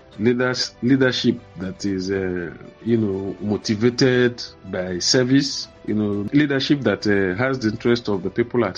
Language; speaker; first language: English; non-native, local second language; Igbo